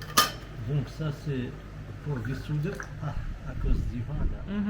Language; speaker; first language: French; non-native, local second language; Arabic